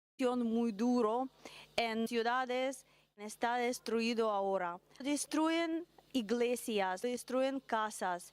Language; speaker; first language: Spanish; non-native, learner; Russian